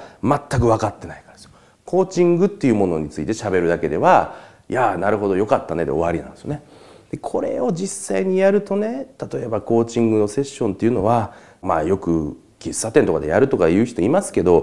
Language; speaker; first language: Japanese; native; Japanese